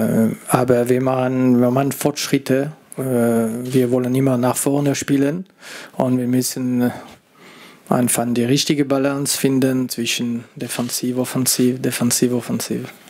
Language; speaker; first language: German; non-native, fluent; French